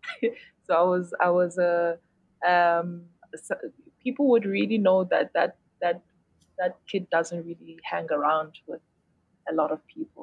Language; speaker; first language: English; non-native, local second language; Xhosa